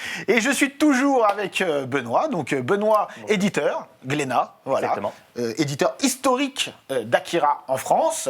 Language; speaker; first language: French; native; French